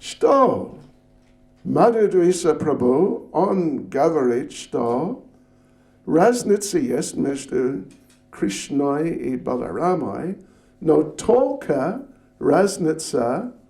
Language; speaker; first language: Russian; non-native, learner; English